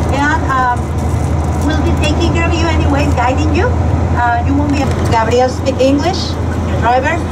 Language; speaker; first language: English; non-native, fluent; Spanish